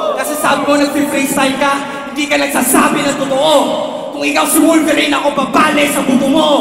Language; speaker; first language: Filipino; native; Filipino